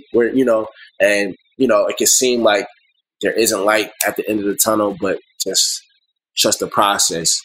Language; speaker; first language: English; native; English